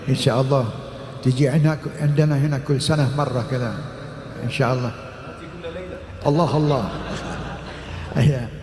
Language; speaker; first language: Arabic; non-native, fluent; Indonesian